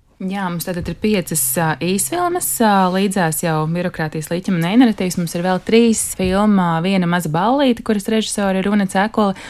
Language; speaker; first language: Latvian; native; Latvian